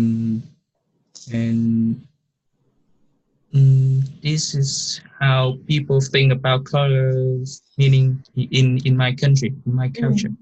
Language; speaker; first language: English; non-native, learner; Vietnamese